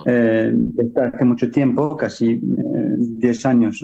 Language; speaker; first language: Spanish; non-native, fluent; Turkish